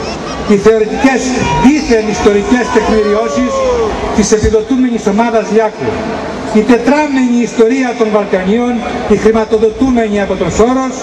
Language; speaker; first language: Greek; native; Greek